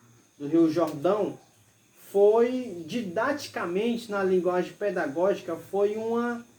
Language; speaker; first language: Portuguese; native; Portuguese